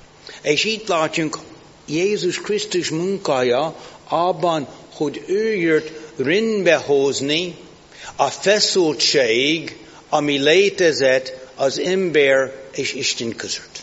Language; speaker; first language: Hungarian; non-native, fluent; English